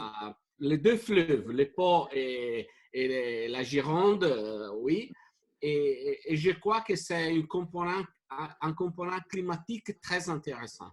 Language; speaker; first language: French; non-native, fluent; Italian